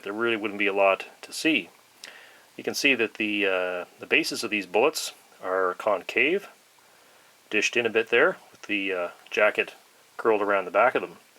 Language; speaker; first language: English; native; English